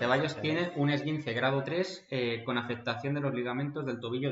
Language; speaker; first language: Spanish; native; Spanish